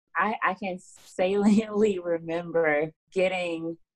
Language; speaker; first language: English; native; English